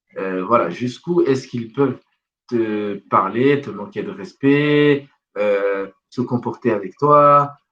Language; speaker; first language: French; non-native, local second language; Wolof